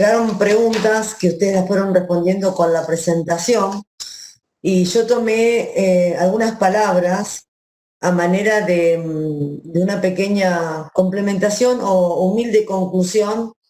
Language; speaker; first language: Spanish; native; Spanish